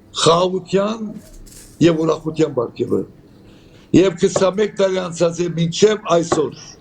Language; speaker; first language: Armenian; native; Armenian